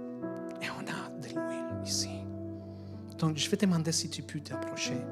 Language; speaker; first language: French; non-native, fluent; Spanish